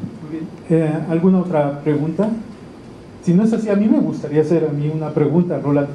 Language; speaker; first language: Spanish; native; Spanish